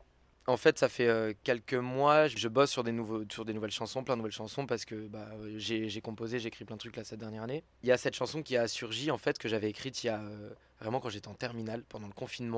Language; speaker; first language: French; native; French